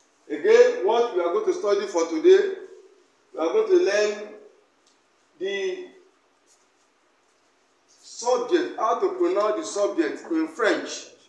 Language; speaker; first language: English; non-native, local second language; Yoruba